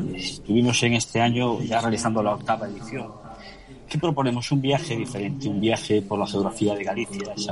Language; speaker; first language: Spanish; native; Spanish